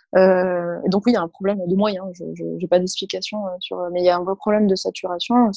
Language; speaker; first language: French; early bilingual, other home language; Arabic